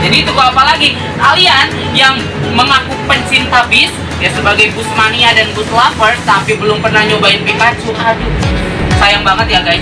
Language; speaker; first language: Indonesian; native; Indonesian